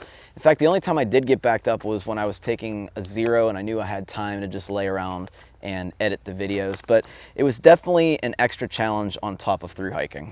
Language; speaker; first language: English; native; English